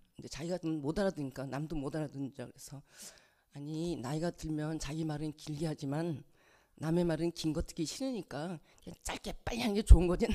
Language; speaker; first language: Korean; native; Korean